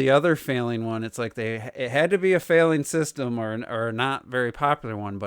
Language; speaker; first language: English; native; English